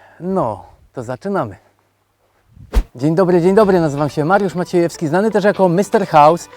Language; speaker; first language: Polish; native; Polish